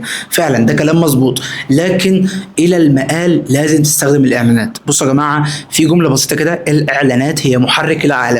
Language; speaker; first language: Arabic; native; Arabic